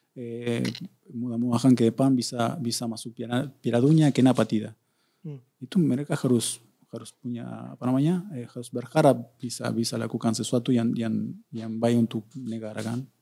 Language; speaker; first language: Indonesian; non-native, fluent; Spanish